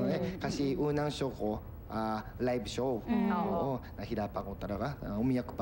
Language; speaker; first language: Filipino; non-native, learner; Japanese